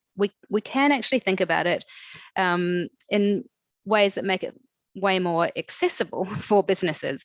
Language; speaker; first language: English; native; English